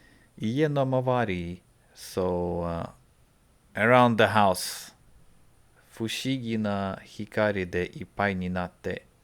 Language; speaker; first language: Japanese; non-native, learner; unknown